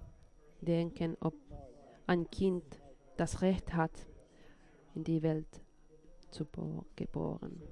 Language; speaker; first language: German; non-native, fluent; Finnish